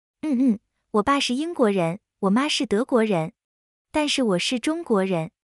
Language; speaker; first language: Chinese; non-native, learner; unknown